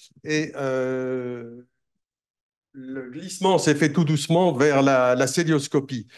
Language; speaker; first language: French; native; French